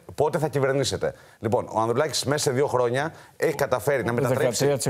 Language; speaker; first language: Greek; native; Greek